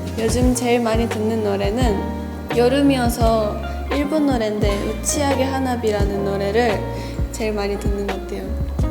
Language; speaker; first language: Korean; non-native, fluent; Japanese